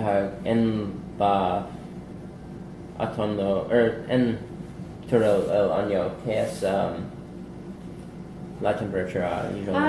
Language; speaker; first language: Spanish; non-native, learner; English